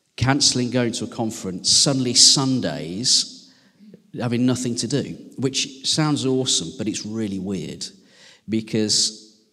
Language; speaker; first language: English; native; English